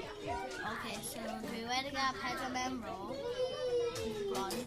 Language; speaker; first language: Welsh; non-native, local second language; English